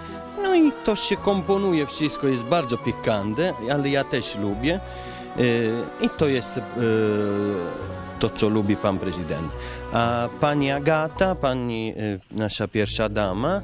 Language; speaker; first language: Polish; non-native, fluent; Italian